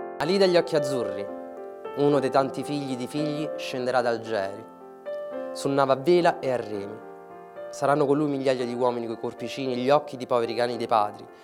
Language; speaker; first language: Italian; early bilingual, other home language; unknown